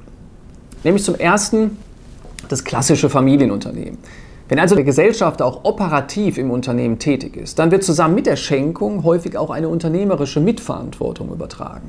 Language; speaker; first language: German; native; German